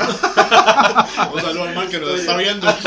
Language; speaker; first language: Spanish; native; Spanish